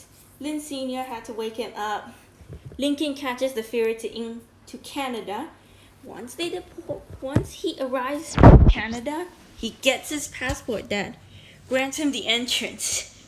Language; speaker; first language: English; native; English